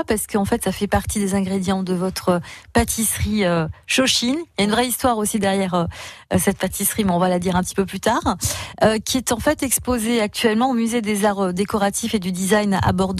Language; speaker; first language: French; native; French